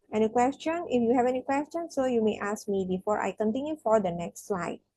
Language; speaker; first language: English; non-native, fluent; Indonesian